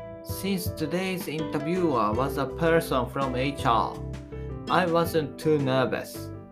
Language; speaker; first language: English; non-native, fluent; Japanese